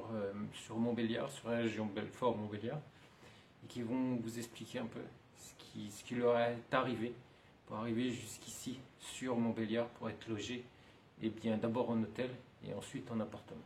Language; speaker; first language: French; native; French